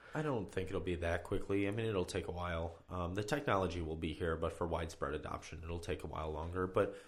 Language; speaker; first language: English; native; English